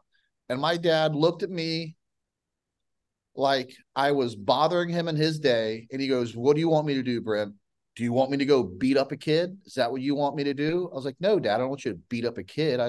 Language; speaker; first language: English; native; English